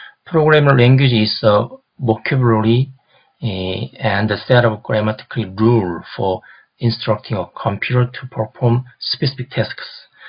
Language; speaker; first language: English; non-native, fluent; Korean